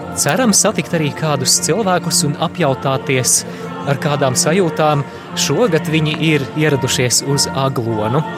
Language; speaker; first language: Latvian; native; Latvian